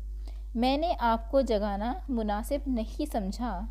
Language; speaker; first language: Hindi; native; Hindi